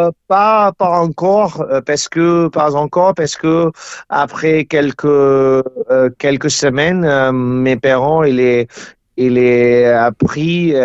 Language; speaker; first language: French; non-native, learner; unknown